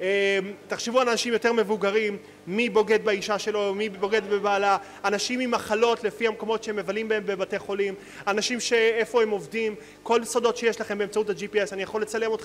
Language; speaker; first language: Hebrew; native; Hebrew